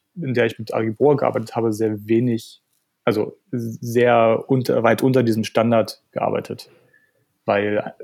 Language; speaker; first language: German; non-native, fluent; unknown